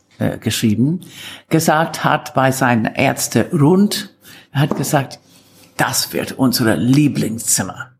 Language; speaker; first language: German; non-native, fluent; Italian